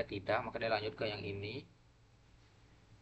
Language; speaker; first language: Indonesian; native; Indonesian